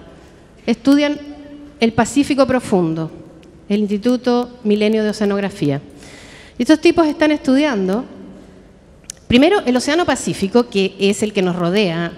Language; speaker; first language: Spanish; native; Spanish